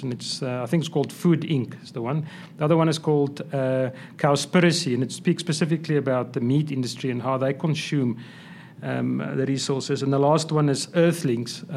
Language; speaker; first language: English; non-native, local second language; Afrikaans